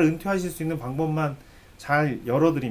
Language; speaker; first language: Korean; native; Korean